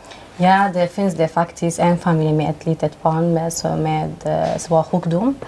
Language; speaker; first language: Swedish; non-native, fluent; Arabic